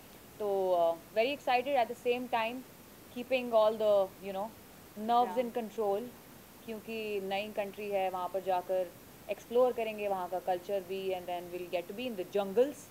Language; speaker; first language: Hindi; native; Hindi